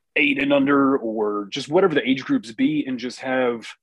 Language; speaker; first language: English; native; English